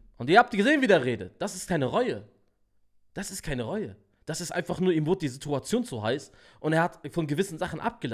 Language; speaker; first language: German; native; German